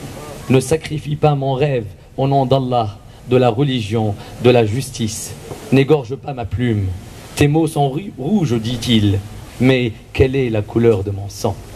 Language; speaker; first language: French; non-native, local second language; Arabic